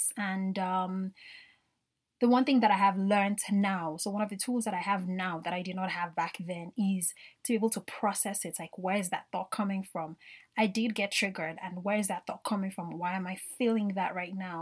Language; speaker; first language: English; non-native, local second language; Yoruba